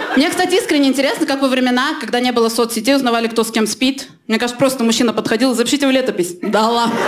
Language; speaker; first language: Russian; early bilingual, other home language; Armenian